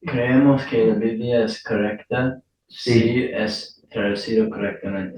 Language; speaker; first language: Spanish; non-native, learner; English